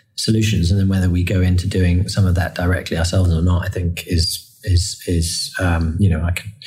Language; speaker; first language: English; native; English